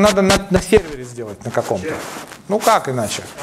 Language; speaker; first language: Russian; native; Russian